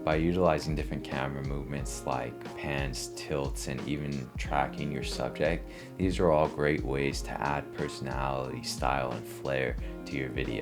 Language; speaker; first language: English; native; English